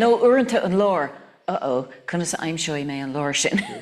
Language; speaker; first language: Irish; non-native, local second language; English